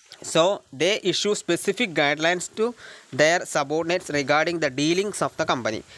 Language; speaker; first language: English; non-native, local second language; Malayalam